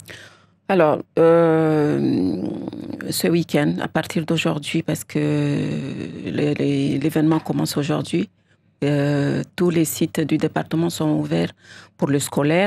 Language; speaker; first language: French; non-native, local second language; Comorian